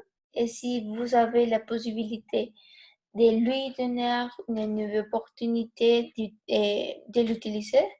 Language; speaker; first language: French; non-native, learner; Spanish